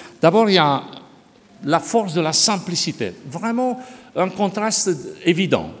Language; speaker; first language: French; non-native, fluent; Romanian